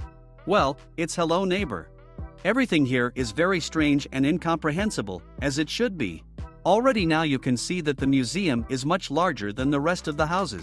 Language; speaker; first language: English; non-native, fluent; Russian